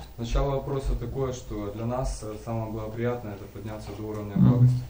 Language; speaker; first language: Russian; native; Russian